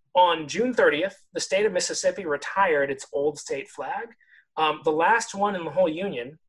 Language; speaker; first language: English; native; English